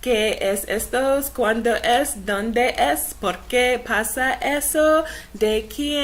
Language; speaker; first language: Spanish; non-native, learner; English